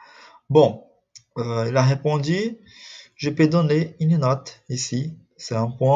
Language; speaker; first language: French; non-native, fluent; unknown